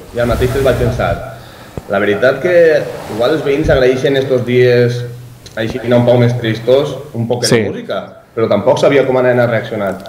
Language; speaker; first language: Catalan; native; Catalan